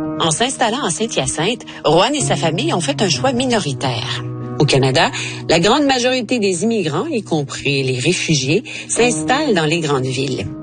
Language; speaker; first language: French; native; French